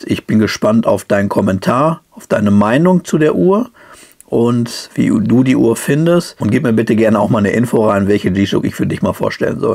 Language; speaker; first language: German; native; German